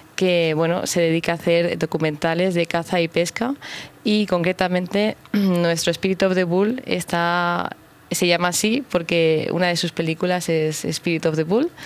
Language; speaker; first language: Spanish; native; Spanish